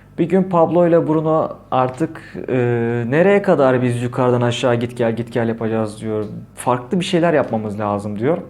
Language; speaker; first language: Turkish; native; Turkish